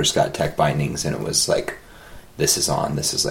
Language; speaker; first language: English; native; English